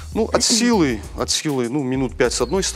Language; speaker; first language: Russian; native; Russian